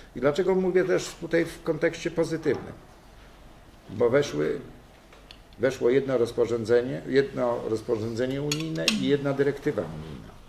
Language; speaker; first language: Polish; native; Polish